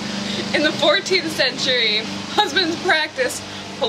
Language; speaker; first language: English; native; English